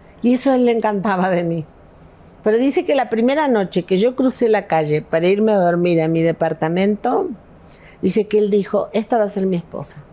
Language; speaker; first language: Spanish; native; Spanish